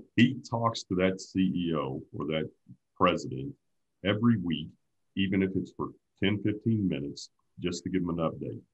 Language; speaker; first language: English; native; English